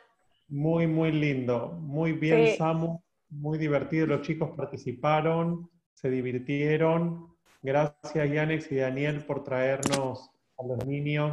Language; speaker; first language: Spanish; native; Spanish